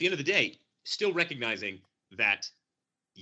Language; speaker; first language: English; native; English